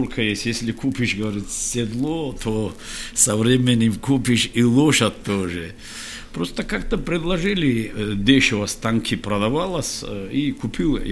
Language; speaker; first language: Russian; non-native, local second language; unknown